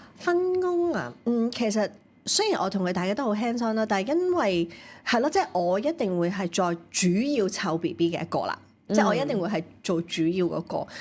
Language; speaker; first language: Cantonese; early bilingual, heritage; Cantonese